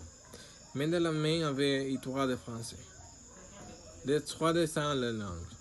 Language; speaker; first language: French; non-native, learner; Spanish